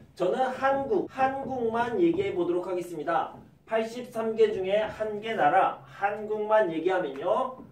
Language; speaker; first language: Korean; native; Korean